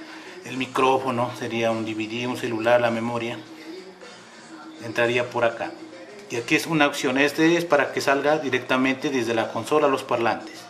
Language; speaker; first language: Spanish; native; Spanish